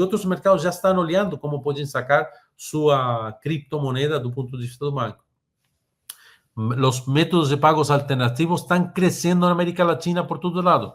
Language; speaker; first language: Portuguese; non-native, fluent; Spanish